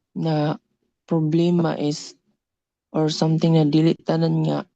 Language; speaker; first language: Cebuano; native; Cebuano